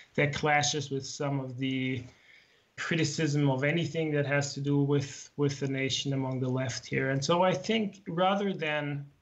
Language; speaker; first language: English; non-native, fluent; German